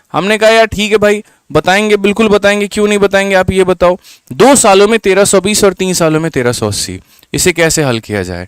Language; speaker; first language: Hindi; native; Hindi